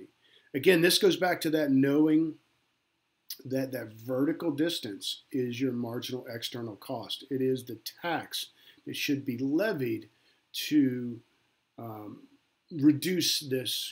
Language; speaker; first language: English; native; English